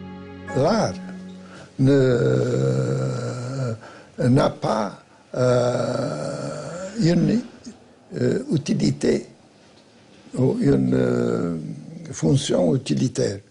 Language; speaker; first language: French; non-native, fluent; Portuguese